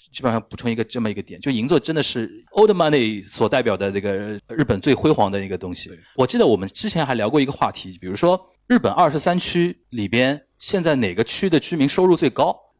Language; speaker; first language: Chinese; native; Chinese